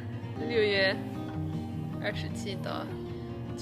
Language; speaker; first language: Chinese; non-native, fluent; Swedish